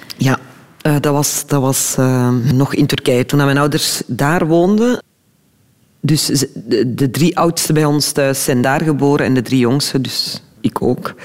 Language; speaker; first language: Dutch; early bilingual, other home language; Turkish